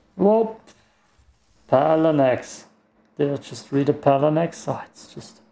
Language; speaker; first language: English; non-native, fluent; German